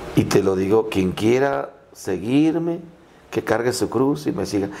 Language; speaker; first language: Spanish; non-native, local second language; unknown